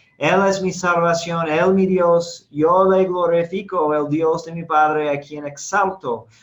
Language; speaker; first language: Spanish; non-native, fluent; English